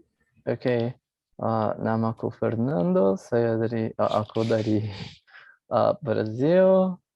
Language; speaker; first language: Indonesian; non-native, learner; Portuguese